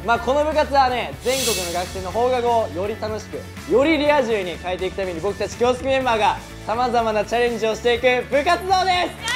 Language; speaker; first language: Japanese; native; Japanese